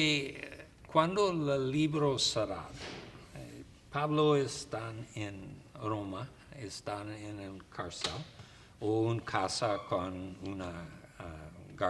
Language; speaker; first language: Spanish; non-native, learner; English